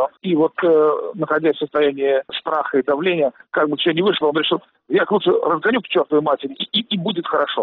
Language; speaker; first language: Russian; native; Russian